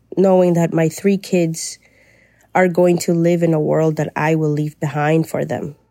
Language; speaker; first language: English; non-native, fluent; Spanish